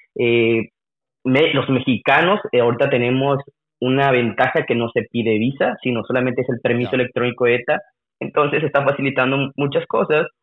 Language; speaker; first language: Spanish; native; Spanish